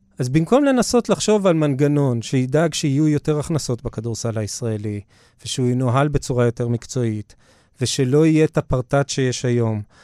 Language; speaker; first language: Hebrew; early bilingual, other home language; English